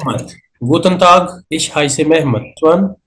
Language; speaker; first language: German; non-native, learner; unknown